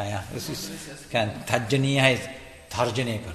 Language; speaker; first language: German; non-native, fluent; Sinhala